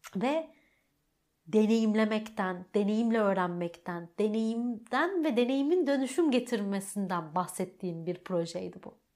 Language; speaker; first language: Turkish; native; Turkish